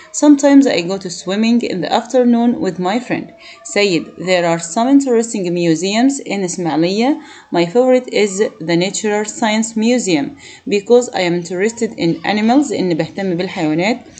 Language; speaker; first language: English; non-native, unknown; Arabic